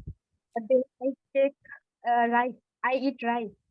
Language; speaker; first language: English; non-native, learner; Bangla